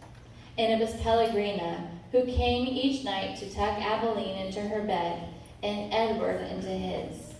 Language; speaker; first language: English; native; English